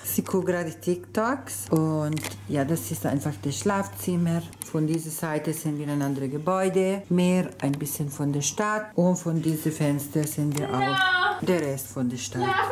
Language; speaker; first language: German; early bilingual, other home language; Spanish